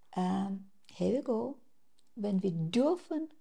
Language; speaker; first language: German; non-native, fluent; Russian